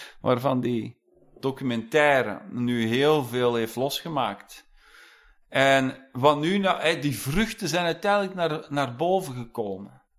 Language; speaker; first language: Dutch; non-native, fluent; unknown